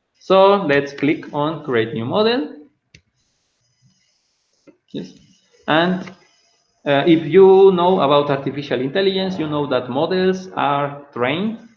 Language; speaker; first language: English; non-native, fluent; Spanish